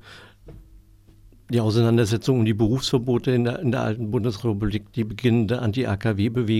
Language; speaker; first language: German; native; German